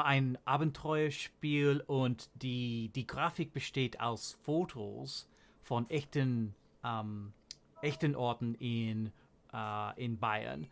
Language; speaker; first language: German; non-native, learner; English